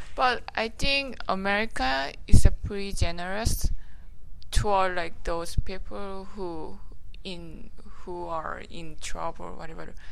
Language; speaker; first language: English; non-native, learner; Korean